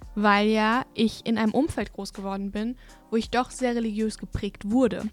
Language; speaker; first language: German; native; German